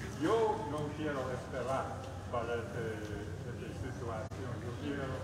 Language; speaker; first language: Spanish; non-native, learner; English